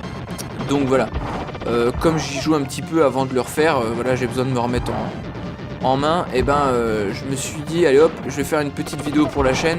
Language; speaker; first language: French; native; French